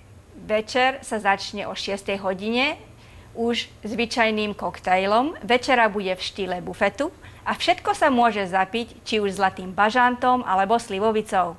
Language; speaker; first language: Slovak; native; Slovak